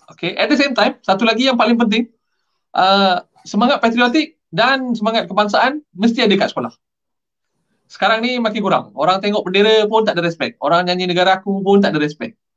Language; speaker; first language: Malay; non-native, local second language; Tamil